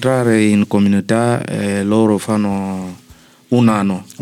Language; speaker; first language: Italian; non-native, learner; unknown